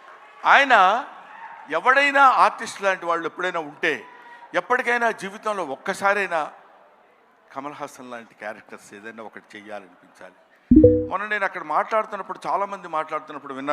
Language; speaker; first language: Telugu; native; Telugu